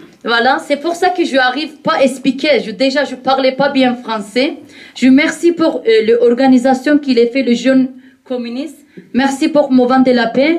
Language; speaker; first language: French; non-native, learner; Kurdish